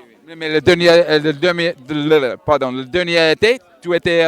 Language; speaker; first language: French; non-native, learner; English